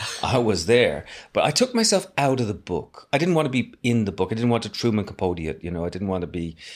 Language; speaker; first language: English; native; English